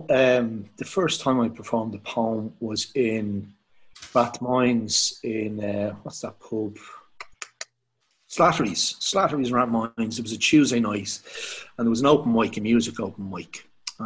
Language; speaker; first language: English; native; English